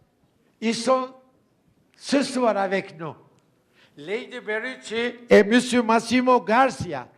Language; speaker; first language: French; non-native, fluent; Turkish